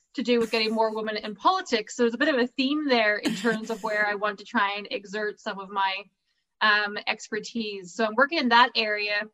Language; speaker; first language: English; native; English